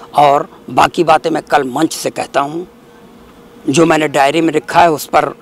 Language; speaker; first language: Hindi; native; Hindi